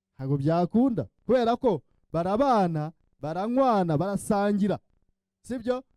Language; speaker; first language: Kinyarwanda; early bilingual, heritage; Kinyarwanda